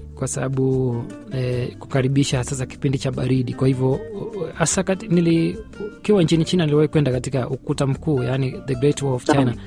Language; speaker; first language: Swahili; native; Swahili